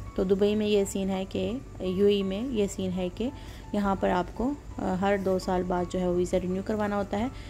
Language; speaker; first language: Urdu; native; Urdu